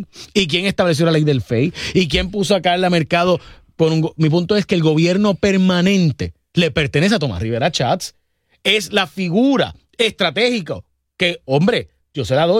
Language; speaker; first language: Spanish; native; Spanish